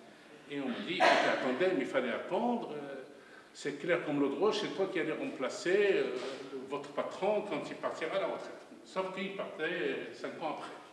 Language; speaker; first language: French; non-native, local second language; Arabic